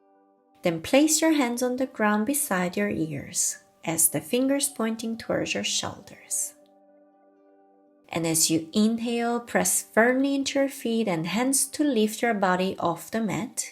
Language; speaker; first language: English; non-native, fluent; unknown